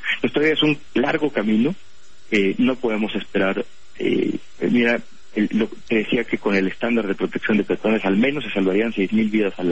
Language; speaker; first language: Spanish; native; Spanish